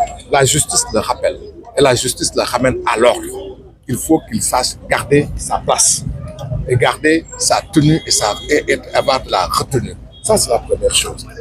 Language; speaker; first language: French; non-native, local second language; Wolof